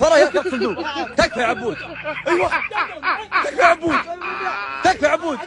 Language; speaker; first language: Arabic; native; Arabic